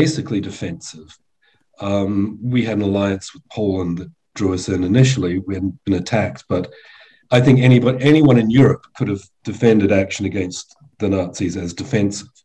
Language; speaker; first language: English; native; English